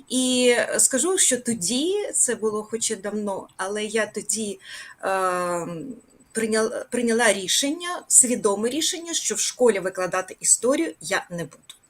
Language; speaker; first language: Ukrainian; native; Ukrainian